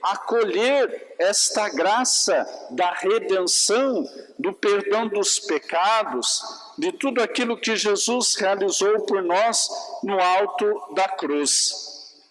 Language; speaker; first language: Portuguese; native; Portuguese